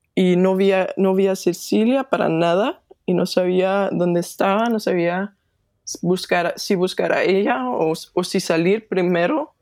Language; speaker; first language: Spanish; non-native, fluent; Danish